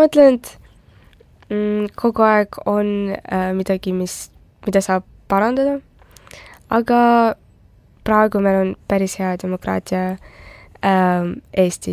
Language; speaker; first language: Estonian; non-native, local second language; Russian